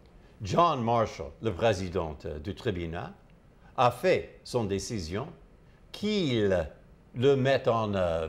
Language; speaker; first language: French; non-native, fluent; English